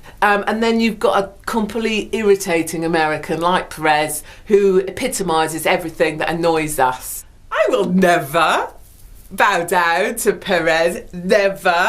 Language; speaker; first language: English; native; English